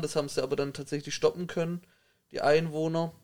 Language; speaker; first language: German; native; German